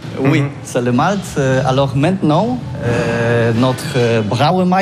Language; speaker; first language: French; non-native, learner; Polish